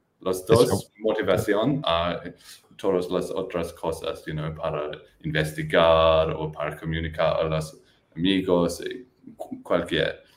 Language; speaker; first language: Spanish; non-native, learner; English